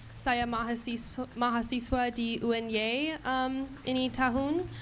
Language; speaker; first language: Indonesian; non-native, learner; English